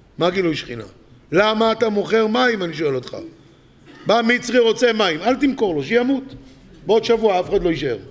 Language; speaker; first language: Hebrew; native; Hebrew